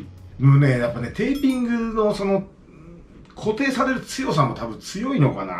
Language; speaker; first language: Japanese; native; Japanese